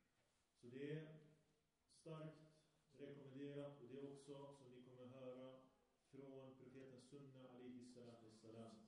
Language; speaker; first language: Swedish; early bilingual, other home language; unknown